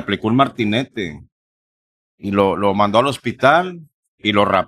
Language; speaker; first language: Spanish; native; Spanish